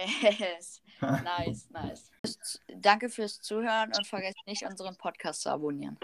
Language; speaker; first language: German; native; German